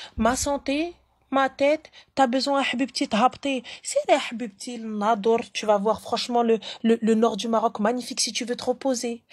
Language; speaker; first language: French; early bilingual, other home language; Arabic